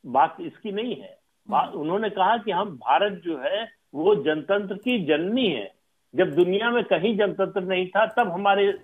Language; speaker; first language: Hindi; native; Hindi